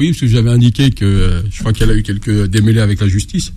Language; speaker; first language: French; native; French